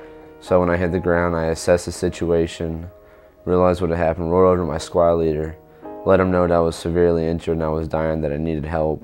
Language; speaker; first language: English; native; English